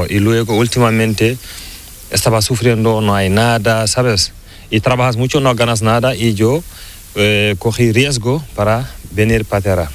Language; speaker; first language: Spanish; non-native, learner; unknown